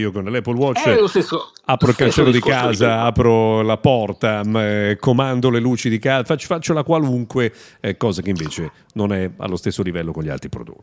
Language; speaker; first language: Italian; native; Italian